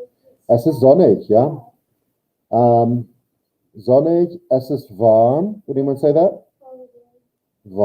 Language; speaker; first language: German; non-native, fluent; English